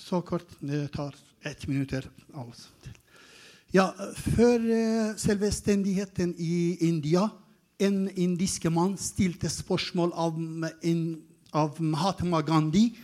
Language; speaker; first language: Norwegian; non-native, learner; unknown